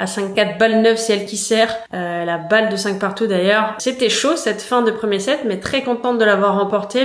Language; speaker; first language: French; native; French